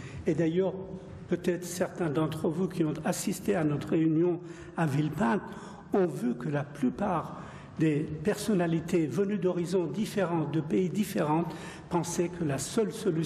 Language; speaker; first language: French; non-native, fluent; Persian